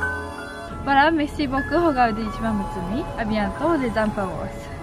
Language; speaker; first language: French; non-native, learner; Japanese